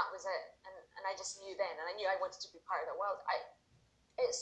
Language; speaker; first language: English; native; English